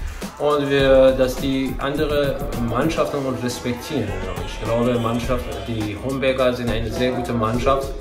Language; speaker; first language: German; non-native, fluent; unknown